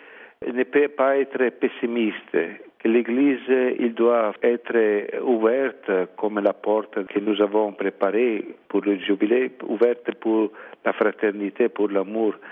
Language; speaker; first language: French; non-native, learner; Italian